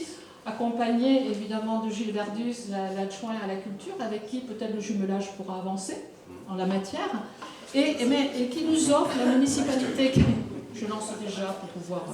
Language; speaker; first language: French; native; French